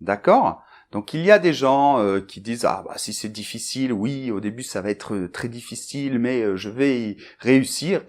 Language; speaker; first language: French; native; French